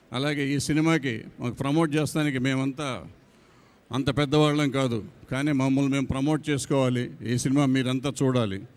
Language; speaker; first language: Telugu; native; Telugu